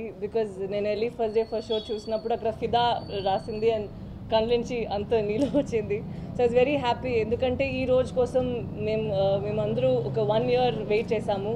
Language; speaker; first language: Telugu; non-native, fluent; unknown